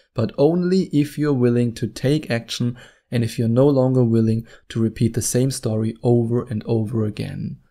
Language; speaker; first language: English; non-native, fluent; German